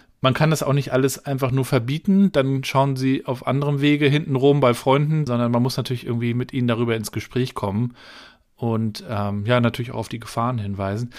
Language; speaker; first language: German; native; German